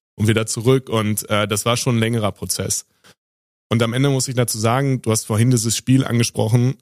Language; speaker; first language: German; native; German